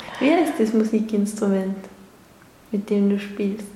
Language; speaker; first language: German; native; German